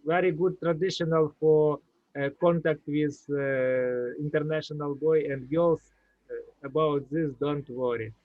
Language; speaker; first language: English; non-native, learner; Ukrainian